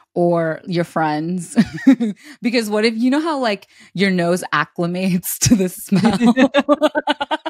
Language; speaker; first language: English; early bilingual, other home language; Hindi